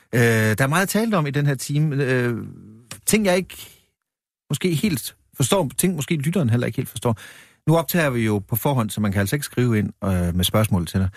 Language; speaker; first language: Danish; native; Danish